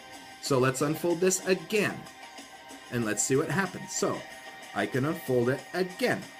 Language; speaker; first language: English; native; English